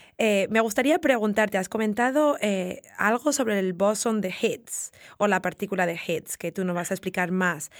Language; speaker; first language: Spanish; native; Spanish